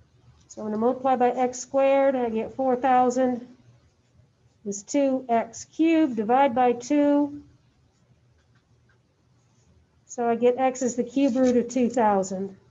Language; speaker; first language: English; native; English